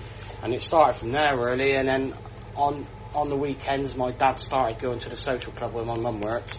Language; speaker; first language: English; native; English